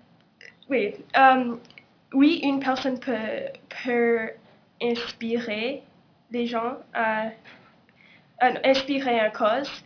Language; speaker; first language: French; non-native, local second language; English